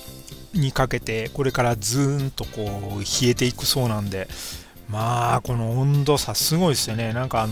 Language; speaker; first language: Japanese; native; Japanese